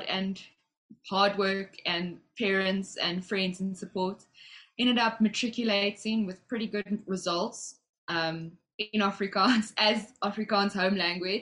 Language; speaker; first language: English; native; English